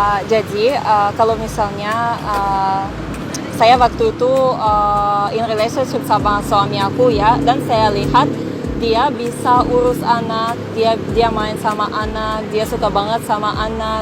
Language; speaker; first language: Indonesian; non-native, fluent; Russian